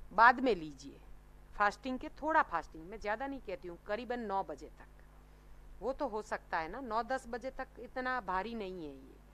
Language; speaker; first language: Hindi; non-native, local second language; Gujarati